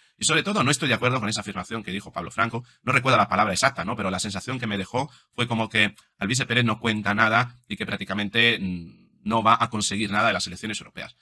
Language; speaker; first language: Spanish; non-native, fluent; Italian